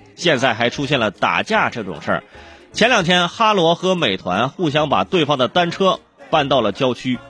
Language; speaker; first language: Chinese; native; Chinese